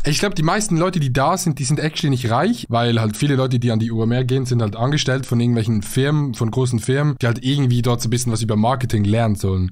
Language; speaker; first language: German; native; German